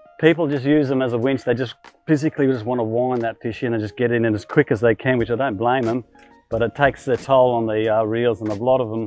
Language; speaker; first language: English; native; English